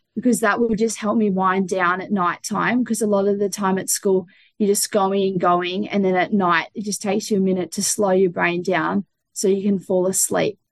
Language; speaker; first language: English; native; English